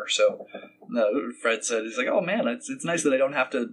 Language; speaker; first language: English; native; English